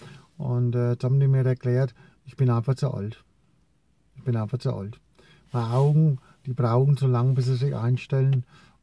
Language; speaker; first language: German; native; German